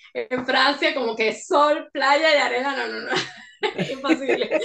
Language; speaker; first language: Spanish; native; Spanish